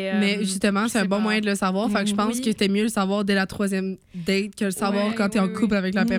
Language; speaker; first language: French; native; French